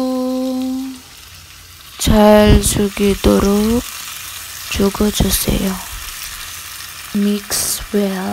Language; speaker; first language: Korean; non-native, learner; Filipino